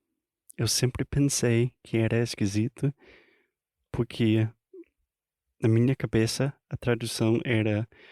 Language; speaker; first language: Portuguese; non-native, fluent; English